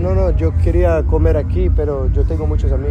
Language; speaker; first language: Spanish; non-native, learner; Portuguese